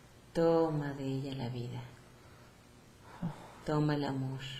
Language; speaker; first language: Spanish; native; Spanish